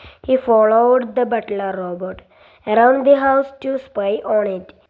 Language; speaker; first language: English; non-native, local second language; Malayalam